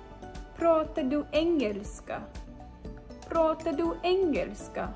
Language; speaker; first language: Swedish; non-native, learner; English